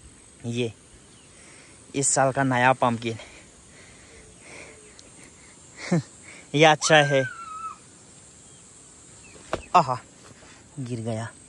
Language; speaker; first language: Hindi; non-native, local second language; Garo